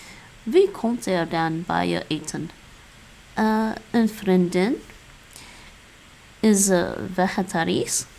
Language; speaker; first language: Dutch; non-native, learner; English